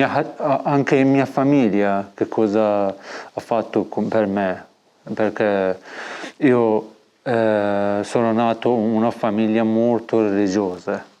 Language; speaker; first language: Italian; non-native, learner; Persian